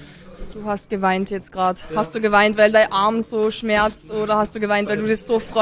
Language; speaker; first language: German; native; German